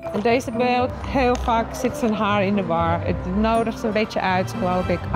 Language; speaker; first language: Dutch; non-native, fluent; English